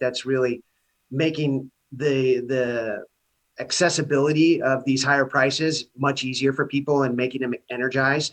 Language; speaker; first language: English; native; English